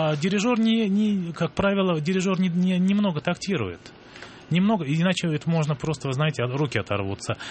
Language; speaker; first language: Russian; native; Russian